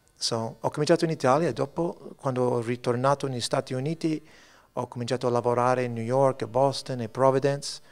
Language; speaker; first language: Italian; early bilingual, heritage; Italian